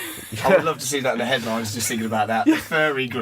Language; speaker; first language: English; native; English